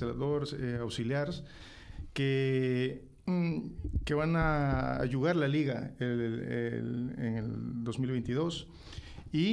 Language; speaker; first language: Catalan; non-native, fluent; Spanish